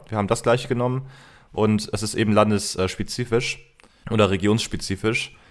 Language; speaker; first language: German; early bilingual, heritage; German